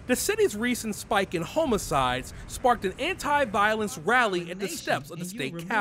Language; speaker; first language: English; native; English